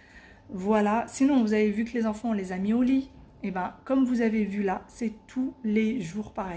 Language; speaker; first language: French; native; French